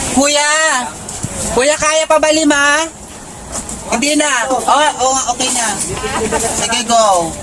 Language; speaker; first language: Filipino; non-native, local second language; Cebuano